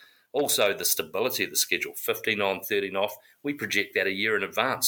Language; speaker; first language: English; native; English